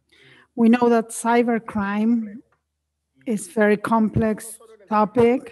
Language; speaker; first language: English; non-native, fluent; Spanish